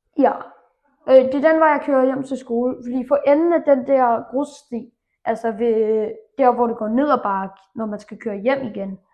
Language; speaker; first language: Danish; early bilingual, other home language; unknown